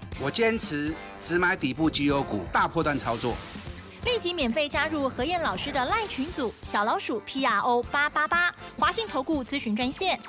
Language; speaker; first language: Chinese; native; Chinese